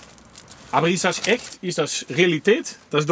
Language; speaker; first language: German; non-native, fluent; Dutch